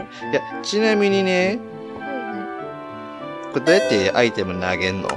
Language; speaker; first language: Japanese; native; Japanese